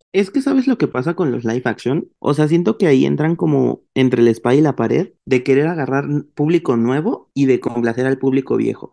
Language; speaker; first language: Spanish; native; Spanish